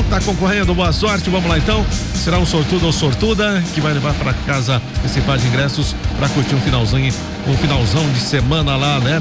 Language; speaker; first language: Portuguese; native; Portuguese